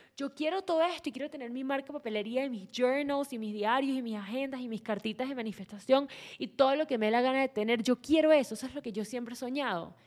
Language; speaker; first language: Spanish; native; Spanish